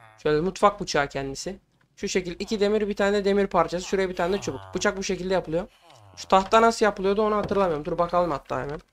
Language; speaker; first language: Turkish; native; Turkish